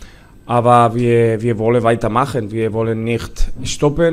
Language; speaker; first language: German; non-native, fluent; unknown